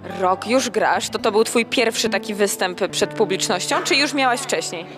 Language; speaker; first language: Polish; native; Polish